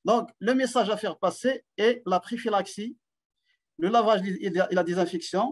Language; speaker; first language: French; non-native, local second language; Arabic